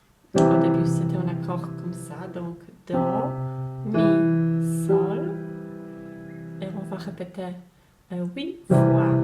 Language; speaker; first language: French; non-native, fluent; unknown